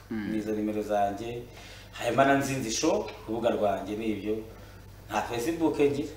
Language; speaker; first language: Kinyarwanda; native; Kinyarwanda